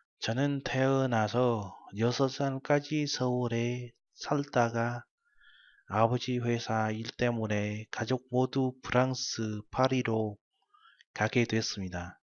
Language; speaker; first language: Korean; non-native, fluent; Vietnamese